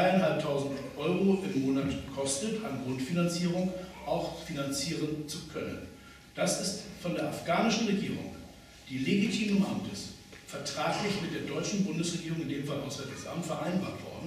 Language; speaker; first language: German; native; German